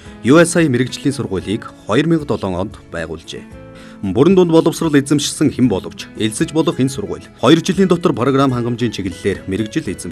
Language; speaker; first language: Mongolian; native; Mongolian